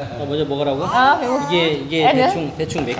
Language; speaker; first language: Korean; native; Korean